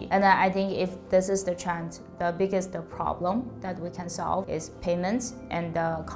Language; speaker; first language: English; non-native, fluent; Chinese